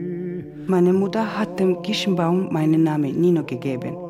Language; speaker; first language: German; non-native, learner; Georgian